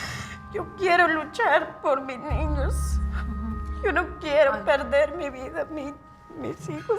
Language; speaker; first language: Spanish; non-native, local second language; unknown